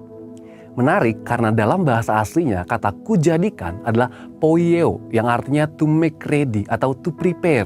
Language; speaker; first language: Indonesian; native; Indonesian